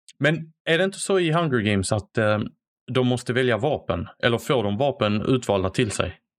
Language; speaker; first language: Swedish; native; Swedish